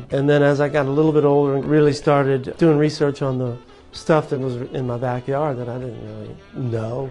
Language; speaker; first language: English; native; English